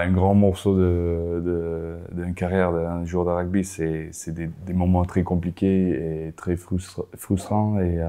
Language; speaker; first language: French; non-native, fluent; Afrikaans